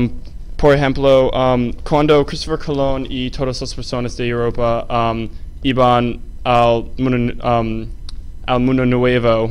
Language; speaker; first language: Spanish; non-native, learner; English